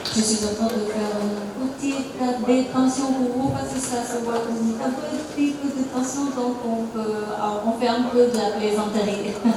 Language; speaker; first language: French; non-native, learner; Indonesian